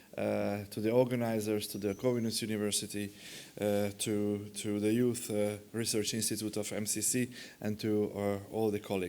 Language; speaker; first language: English; non-native, fluent; Hungarian